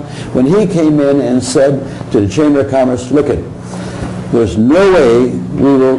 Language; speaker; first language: English; native; English